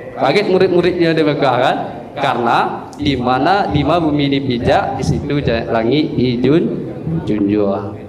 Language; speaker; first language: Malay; non-native, local second language; Minangkabau